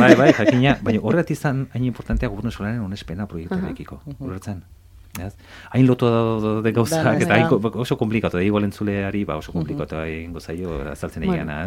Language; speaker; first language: Basque; native; Basque